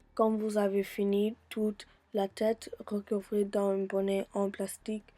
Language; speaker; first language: French; non-native, fluent; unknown